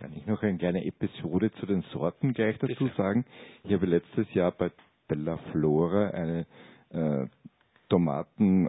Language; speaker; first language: German; non-native, learner; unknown